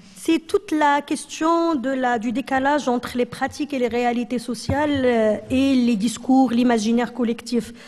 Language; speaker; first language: French; non-native, local second language; Arabic